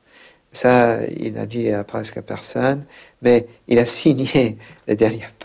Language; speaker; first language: French; non-native, fluent; English